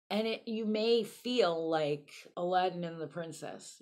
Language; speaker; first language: English; native; English